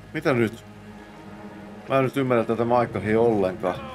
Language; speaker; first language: Finnish; native; Finnish